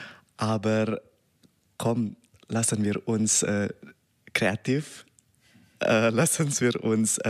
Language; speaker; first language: German; non-native, learner; Indonesian